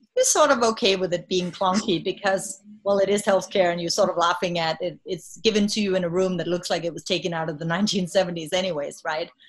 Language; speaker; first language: English; non-native, fluent; Danish